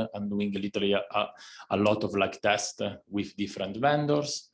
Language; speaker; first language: English; non-native, fluent; Italian